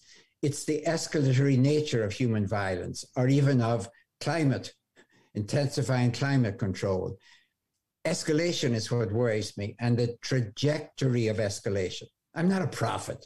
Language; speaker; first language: English; native; English